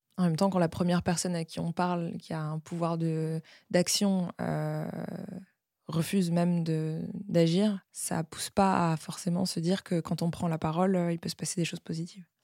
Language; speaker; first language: French; native; French